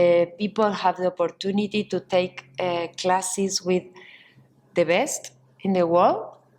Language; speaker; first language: English; non-native, learner; Spanish